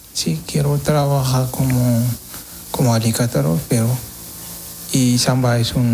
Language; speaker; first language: Spanish; non-native, learner; Wolof